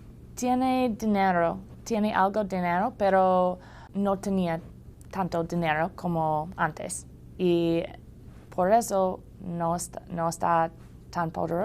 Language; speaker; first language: Spanish; non-native, learner; English